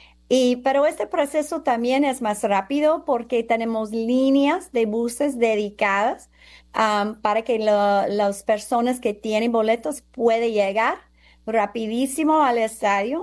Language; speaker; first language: Spanish; non-native, fluent; English